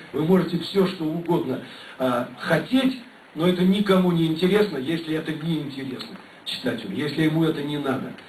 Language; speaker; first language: Russian; native; Russian